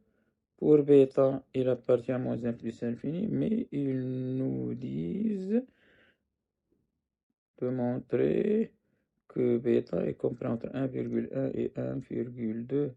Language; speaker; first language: French; non-native, local second language; Arabic